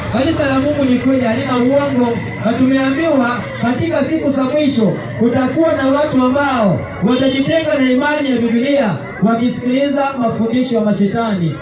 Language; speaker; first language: Swahili; non-native, local second language; Gusii